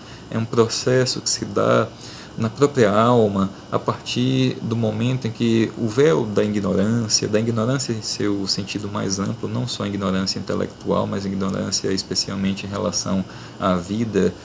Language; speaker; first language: Portuguese; native; Portuguese